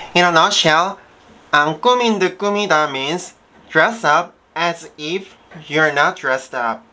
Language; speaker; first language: English; non-native, fluent; Korean